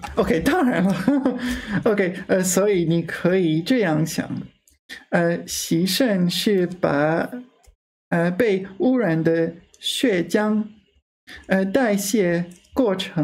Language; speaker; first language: Chinese; non-native, learner; English